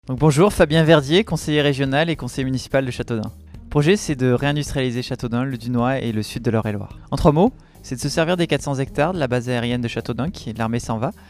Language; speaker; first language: French; native; French